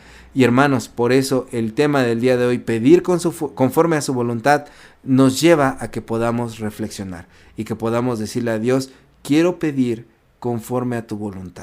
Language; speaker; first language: Spanish; native; Spanish